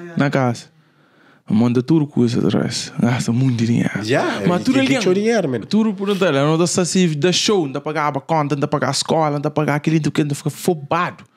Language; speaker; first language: Portuguese; non-native, local second language; Kabuverdianu